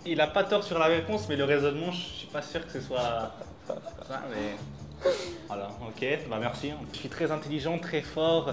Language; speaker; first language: French; native; French